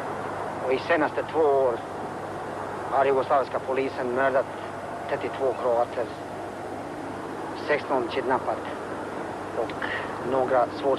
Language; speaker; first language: Swedish; non-native, fluent; Croatian